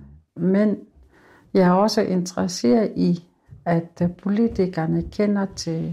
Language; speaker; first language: Danish; non-native, local second language; Kalaallisut